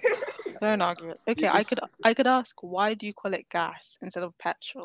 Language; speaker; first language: English; native; English